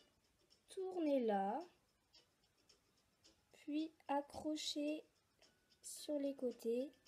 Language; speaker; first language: French; native; French